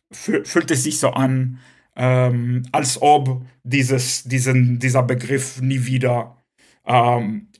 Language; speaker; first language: German; non-native, local second language; Hebrew